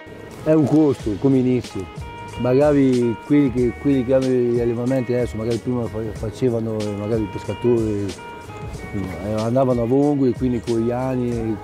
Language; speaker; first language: Italian; native; Italian